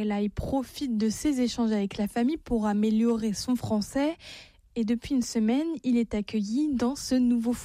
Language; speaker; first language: French; native; French